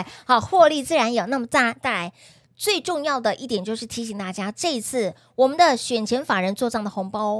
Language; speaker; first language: Chinese; native; Chinese